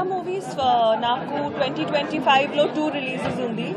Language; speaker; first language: Telugu; non-native, learner; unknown